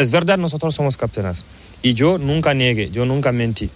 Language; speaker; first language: Spanish; non-native, learner; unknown